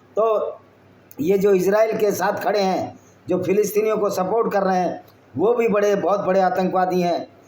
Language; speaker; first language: Hindi; native; Hindi